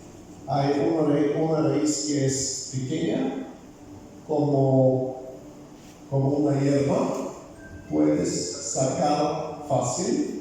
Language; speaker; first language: Spanish; non-native, fluent; Bulgarian